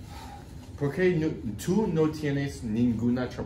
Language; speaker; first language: Spanish; non-native, learner; English